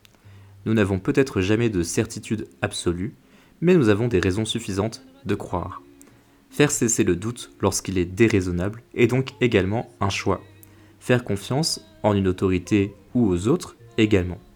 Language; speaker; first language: French; native; French